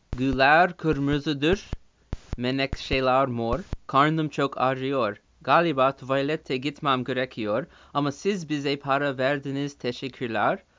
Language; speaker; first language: Turkish; non-native, learner; English